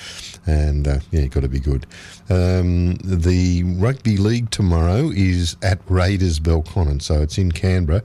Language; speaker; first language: English; native; English